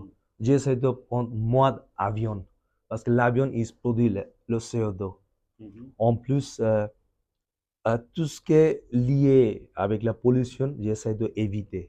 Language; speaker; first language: French; non-native, fluent; Bangla